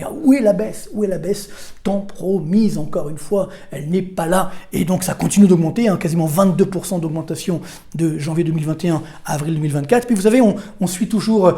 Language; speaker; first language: French; native; French